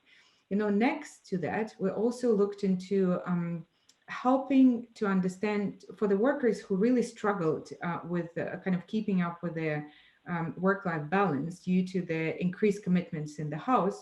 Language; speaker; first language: English; non-native, fluent; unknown